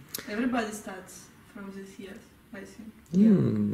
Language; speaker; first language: English; non-native, learner; Russian